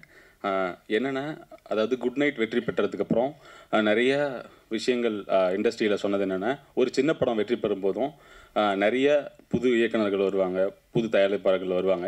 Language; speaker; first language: Tamil; native; Tamil